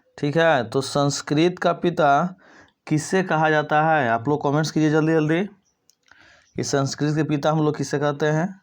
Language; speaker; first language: Hindi; native; Hindi